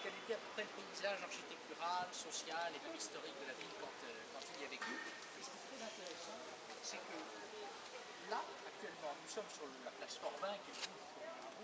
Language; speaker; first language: French; native; French